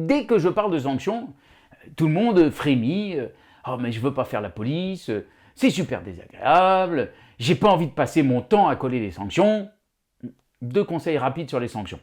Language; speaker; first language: French; native; French